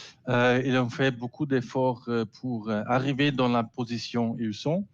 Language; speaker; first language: French; non-native, learner; German